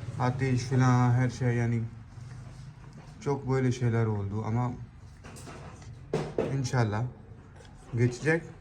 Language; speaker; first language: Turkish; non-native, learner; Urdu